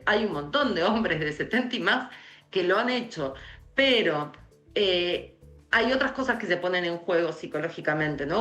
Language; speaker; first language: Spanish; native; Spanish